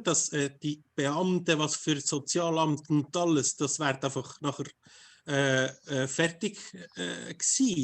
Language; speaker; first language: German; non-native, fluent; Spanish